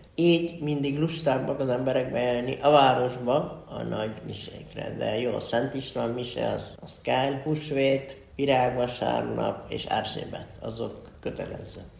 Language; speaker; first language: Hungarian; early bilingual, heritage; Hungarian